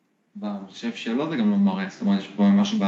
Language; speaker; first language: Hebrew; native; Hebrew